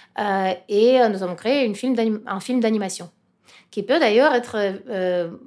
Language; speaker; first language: French; non-native, fluent; Russian